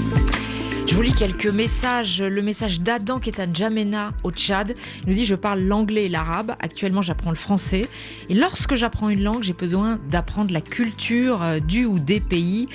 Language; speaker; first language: French; native; French